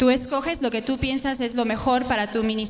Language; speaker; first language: Spanish; native; Spanish